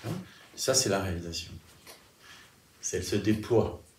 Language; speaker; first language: French; native; French